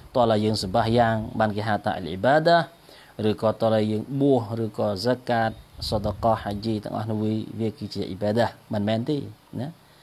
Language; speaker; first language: Khmer; non-native, local second language; Eastern Cham